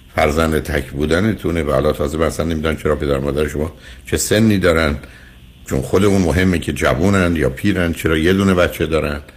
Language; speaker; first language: Persian; native; Persian